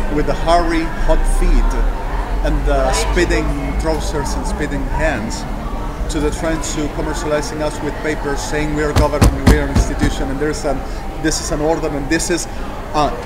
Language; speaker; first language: English; non-native, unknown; Spanish